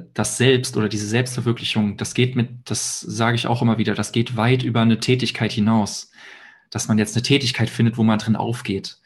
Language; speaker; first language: German; native; German